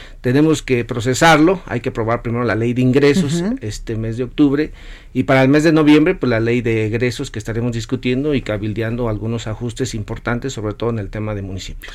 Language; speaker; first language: Spanish; native; Spanish